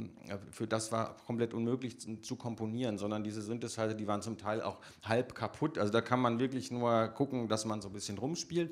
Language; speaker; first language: German; native; German